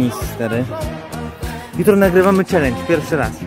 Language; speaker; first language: Polish; native; Polish